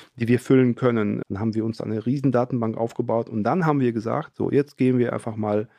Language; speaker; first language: German; early bilingual, other home language; Polish